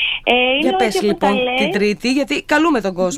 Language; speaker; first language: Greek; native; Greek